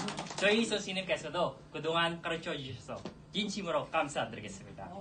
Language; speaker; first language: Korean; non-native, learner; Filipino